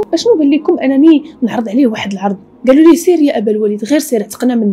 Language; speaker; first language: Arabic; native; Arabic